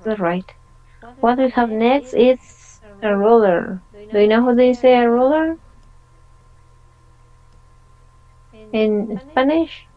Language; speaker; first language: English; non-native, fluent; Spanish